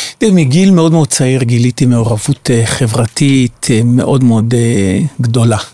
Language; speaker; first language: Hebrew; native; Hebrew